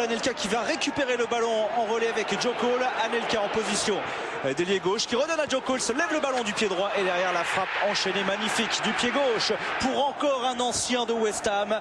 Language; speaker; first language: French; native; French